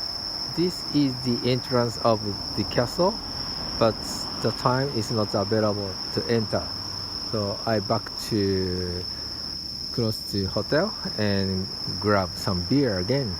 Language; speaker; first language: English; non-native, learner; Japanese